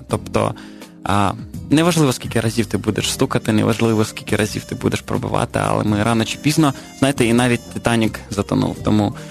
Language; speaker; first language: Ukrainian; native; Ukrainian